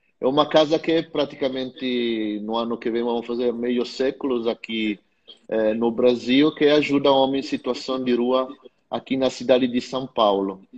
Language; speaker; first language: Portuguese; non-native, fluent; Italian